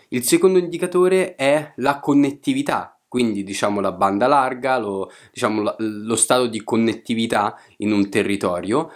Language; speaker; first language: Italian; native; Italian